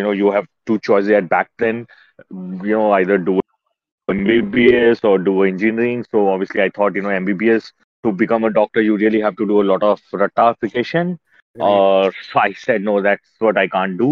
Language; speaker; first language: English; non-native, local second language; Hindi